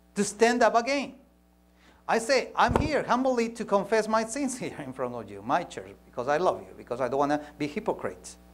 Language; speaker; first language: English; non-native, fluent; Spanish